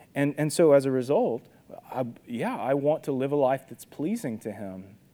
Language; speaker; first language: English; native; English